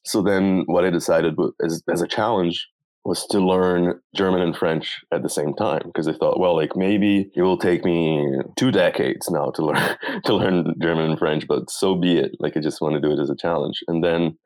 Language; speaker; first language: English; non-native, fluent; Portuguese